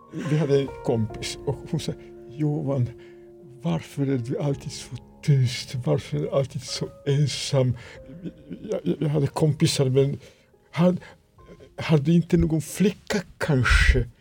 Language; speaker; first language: Swedish; non-native, fluent; Serbian